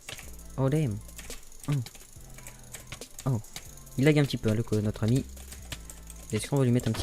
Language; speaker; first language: French; native; French